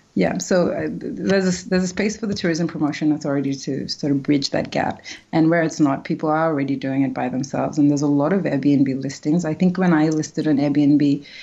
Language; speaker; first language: English; early bilingual, other home language; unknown